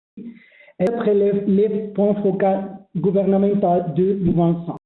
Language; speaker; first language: French; non-native, learner; Spanish